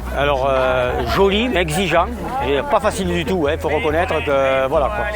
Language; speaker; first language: French; native; French